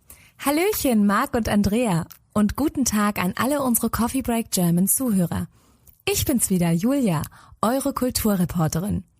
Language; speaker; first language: German; native; German